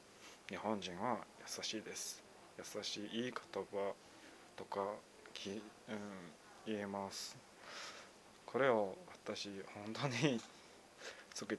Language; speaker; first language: Japanese; non-native, learner; Mongolian